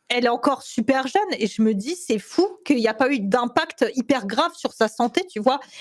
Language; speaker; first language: French; native; French